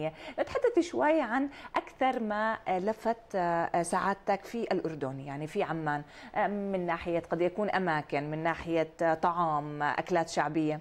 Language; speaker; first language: Arabic; native; Arabic